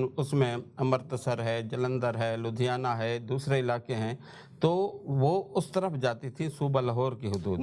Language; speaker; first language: Urdu; non-native, local second language; Saraiki